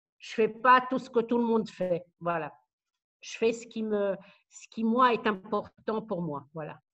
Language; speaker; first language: French; non-native, local second language; Arabic